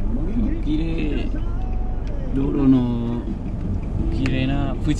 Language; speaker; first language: Japanese; non-native, learner; Vietnamese